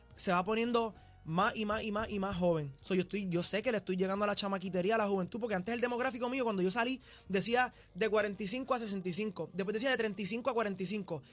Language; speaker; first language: Spanish; native; Spanish